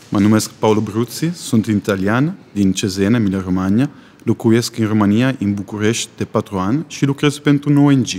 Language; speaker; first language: Romanian; non-native, learner; Italian